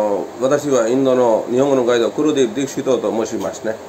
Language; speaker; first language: Japanese; non-native, fluent; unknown